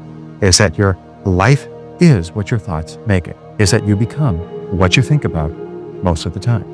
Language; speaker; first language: English; native; English